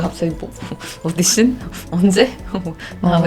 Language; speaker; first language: Korean; non-native, fluent; Portuguese